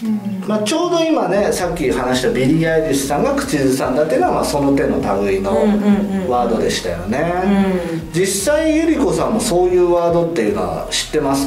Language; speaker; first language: Japanese; native; Japanese